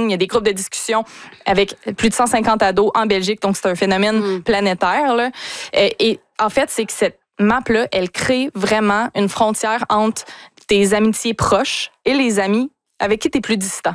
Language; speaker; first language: French; native; French